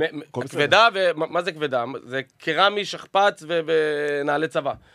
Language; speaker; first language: Hebrew; native; Hebrew